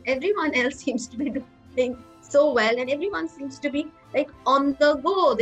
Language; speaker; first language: English; non-native, local second language; Hindi